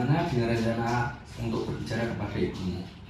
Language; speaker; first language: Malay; non-native, fluent; Indonesian